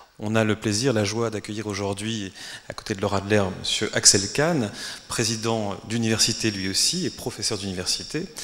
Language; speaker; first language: French; native; French